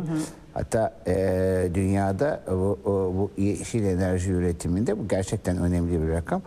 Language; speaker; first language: Turkish; native; Turkish